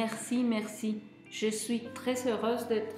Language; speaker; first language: French; non-native, learner; Spanish